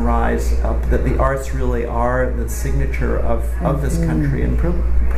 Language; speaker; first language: English; native; English